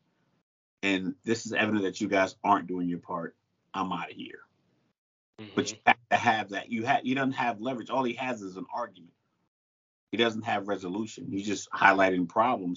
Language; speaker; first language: English; native; English